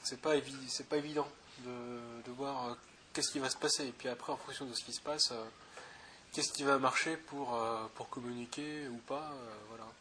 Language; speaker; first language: French; native; French